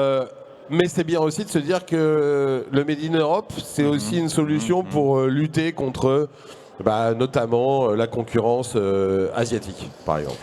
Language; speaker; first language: French; native; French